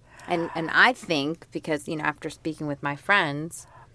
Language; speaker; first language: English; early bilingual, other home language; Korean